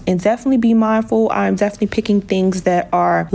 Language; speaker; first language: English; native; English